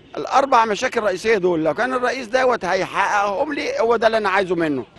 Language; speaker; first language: Arabic; native; Arabic